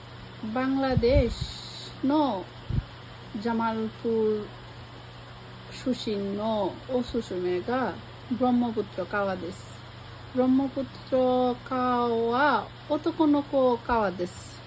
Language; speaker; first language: Japanese; non-native, learner; Bangla